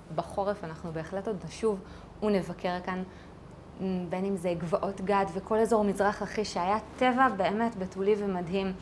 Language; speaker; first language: Hebrew; native; Hebrew